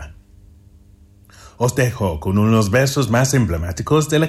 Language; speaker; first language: Spanish; non-native, fluent; English